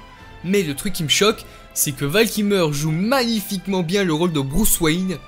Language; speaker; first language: French; native; French